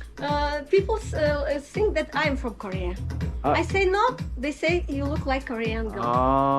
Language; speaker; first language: English; non-native, learner; Azerbaijani